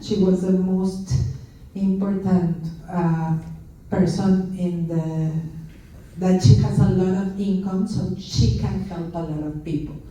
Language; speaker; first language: English; non-native, learner; Spanish